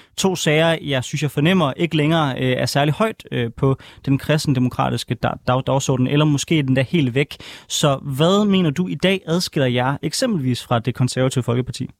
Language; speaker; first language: Danish; native; Danish